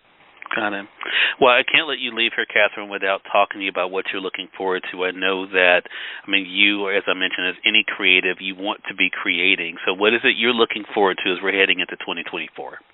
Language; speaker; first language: English; native; English